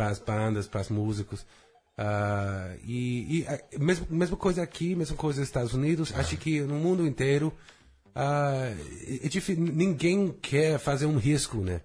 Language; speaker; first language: Portuguese; non-native, fluent; English